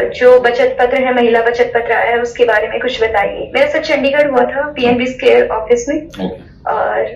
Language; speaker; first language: Hindi; native; Hindi